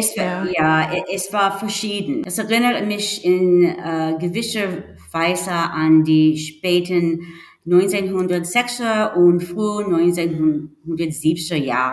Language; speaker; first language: German; non-native, learner; English